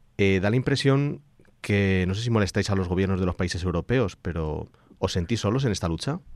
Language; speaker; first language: Spanish; native; Spanish